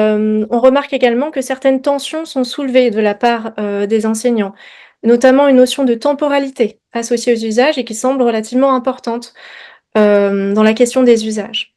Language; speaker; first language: French; native; French